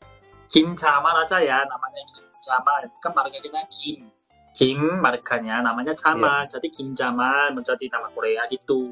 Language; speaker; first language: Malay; non-native, fluent; Korean